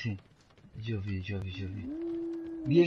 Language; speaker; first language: Spanish; non-native, fluent; Portuguese